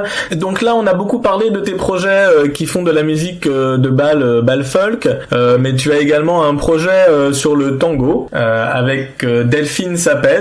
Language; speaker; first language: French; native; French